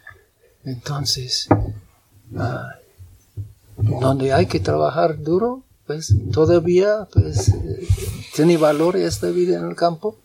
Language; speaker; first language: Spanish; non-native, fluent; English